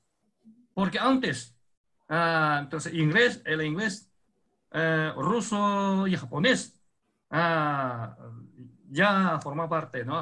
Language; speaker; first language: Spanish; non-native, fluent; Chinese